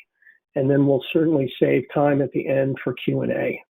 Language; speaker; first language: English; native; English